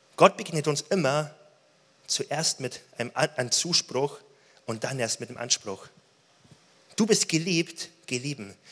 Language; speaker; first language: German; native; German